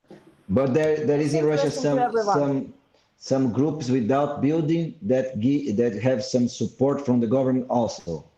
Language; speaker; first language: English; non-native, fluent; Portuguese